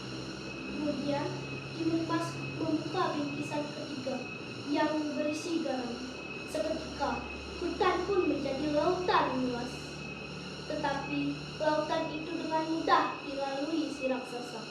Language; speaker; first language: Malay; non-native, local second language; Balinese